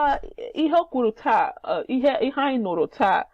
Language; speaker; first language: Igbo; non-native, learner; English